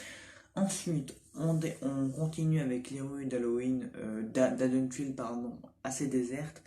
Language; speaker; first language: French; native; French